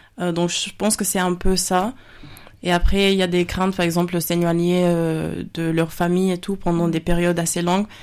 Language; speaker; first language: French; non-native, fluent; Spanish